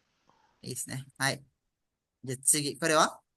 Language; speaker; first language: Japanese; non-native, fluent; Malay